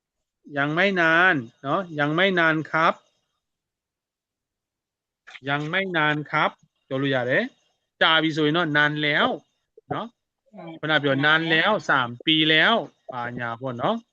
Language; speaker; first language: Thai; non-native, fluent; Burmese